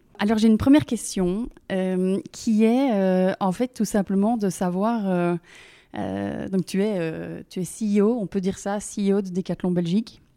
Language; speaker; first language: French; native; French